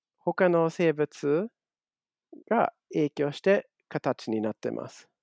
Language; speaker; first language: Japanese; non-native, fluent; German